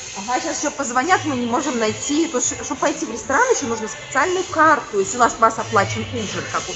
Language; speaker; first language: Russian; native; Russian